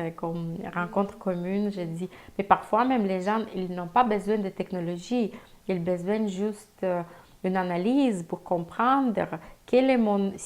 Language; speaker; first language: French; non-native, fluent; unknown